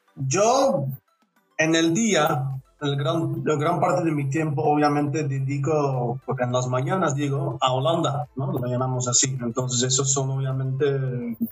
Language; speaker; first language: Spanish; non-native, fluent; Dutch